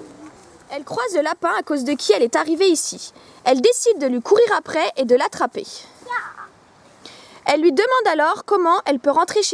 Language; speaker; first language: French; native; French